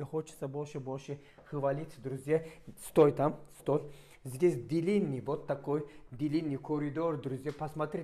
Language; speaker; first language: Russian; non-native, fluent; Turkish